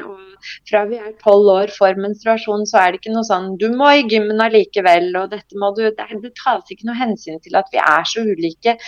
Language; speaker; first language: Norwegian; early bilingual, other home language; Polish